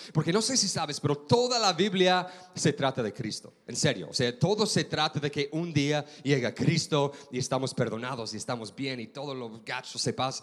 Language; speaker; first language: Spanish; non-native, fluent; English